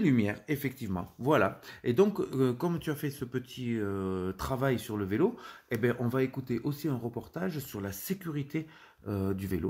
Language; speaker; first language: French; native; French